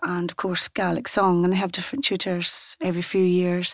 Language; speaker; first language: English; non-native, local second language; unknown